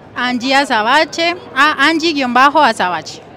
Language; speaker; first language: Spanish; native; Spanish